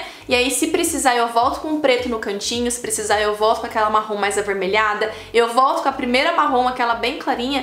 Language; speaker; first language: Portuguese; native; Portuguese